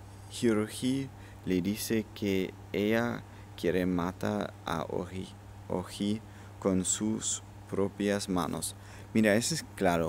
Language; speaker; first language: Spanish; non-native, learner; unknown